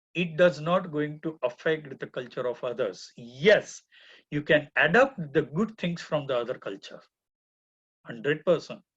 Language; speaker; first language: English; non-native, local second language; Gujarati